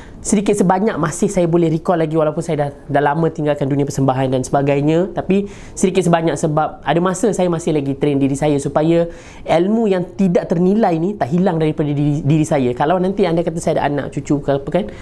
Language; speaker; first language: Malay; non-native, local second language; Tamil